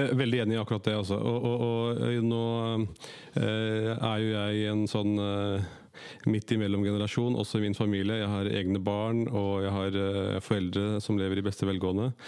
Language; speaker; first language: Norwegian; early bilingual, other home language; Urdu